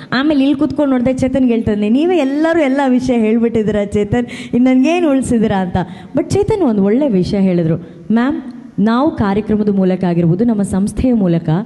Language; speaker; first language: Kannada; native; Kannada